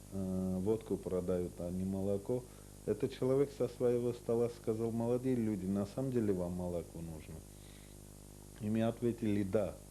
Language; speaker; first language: Russian; non-native, local second language; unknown